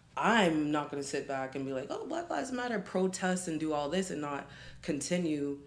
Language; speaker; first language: English; native; English